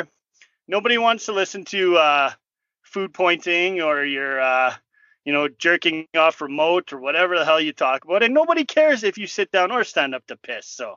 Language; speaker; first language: English; native; English